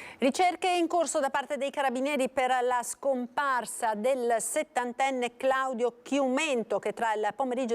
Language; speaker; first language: Italian; native; Italian